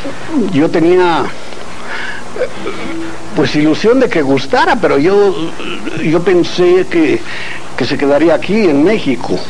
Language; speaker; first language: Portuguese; non-native, learner; Spanish